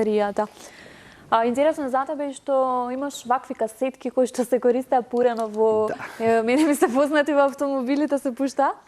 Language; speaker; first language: Macedonian; native; Macedonian